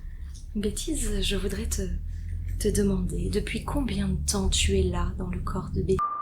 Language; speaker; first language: French; native; French